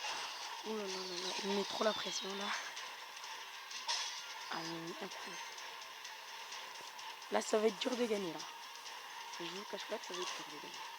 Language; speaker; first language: French; native; French